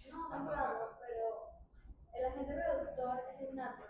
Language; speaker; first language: Spanish; native; Spanish